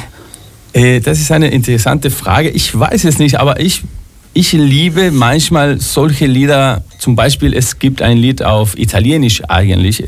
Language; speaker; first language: German; non-native, fluent; Spanish